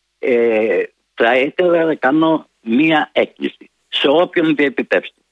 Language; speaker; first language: Greek; native; Greek